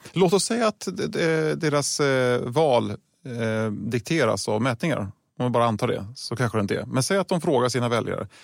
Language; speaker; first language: Swedish; native; Swedish